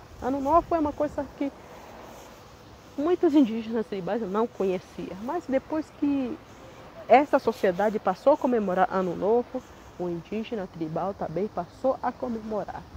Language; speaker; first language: Portuguese; non-native, local second language; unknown